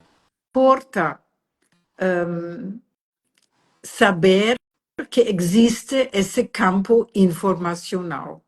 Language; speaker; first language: Portuguese; non-native, fluent; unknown